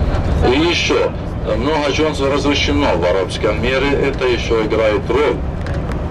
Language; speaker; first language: Russian; non-native, fluent; Arabic